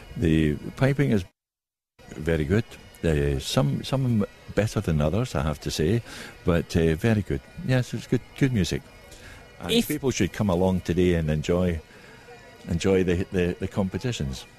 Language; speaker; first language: English; native; English